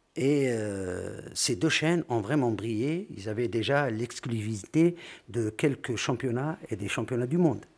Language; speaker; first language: French; non-native, local second language; Arabic